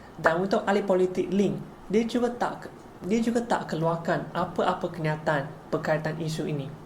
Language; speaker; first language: Malay; non-native, local second language; Chinese